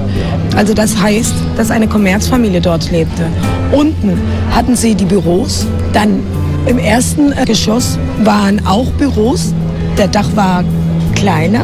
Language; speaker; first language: German; non-native, fluent; Spanish